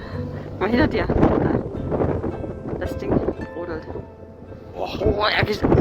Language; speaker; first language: German; native; German